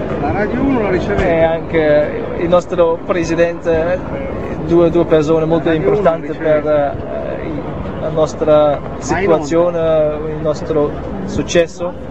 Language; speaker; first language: Italian; non-native, learner; German